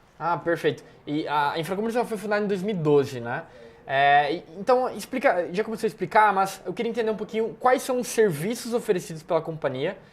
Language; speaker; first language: Portuguese; native; Portuguese